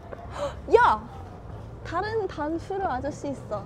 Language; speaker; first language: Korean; non-native, learner; English